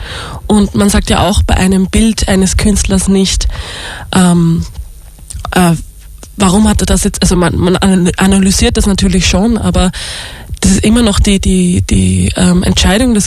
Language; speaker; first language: German; native; German